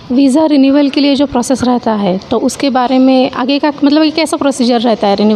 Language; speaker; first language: Hindi; non-native, local second language; Marathi